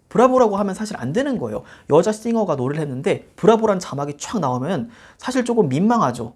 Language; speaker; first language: Korean; native; Korean